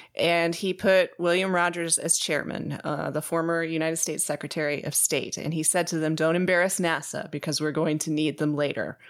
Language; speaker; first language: English; native; English